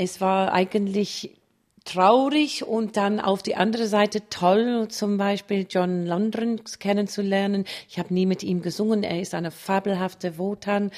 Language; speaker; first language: German; non-native, fluent; English